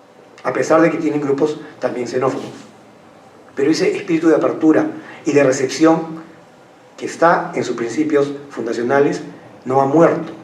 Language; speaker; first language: Spanish; native; Spanish